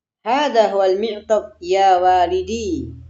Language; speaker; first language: Arabic; non-native, fluent; Indonesian